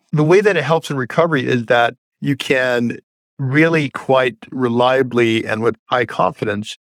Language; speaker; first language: English; early bilingual, other home language; Persian